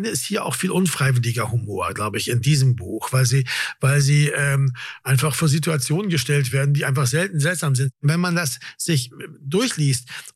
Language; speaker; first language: German; native; German